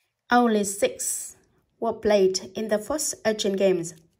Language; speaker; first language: English; non-native, fluent; Vietnamese